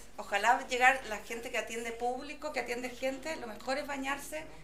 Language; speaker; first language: Spanish; native; Spanish